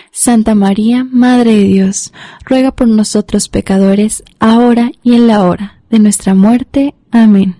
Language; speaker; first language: Spanish; native; Spanish